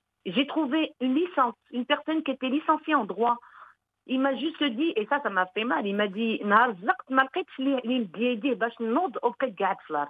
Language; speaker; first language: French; early bilingual, other home language; Arabic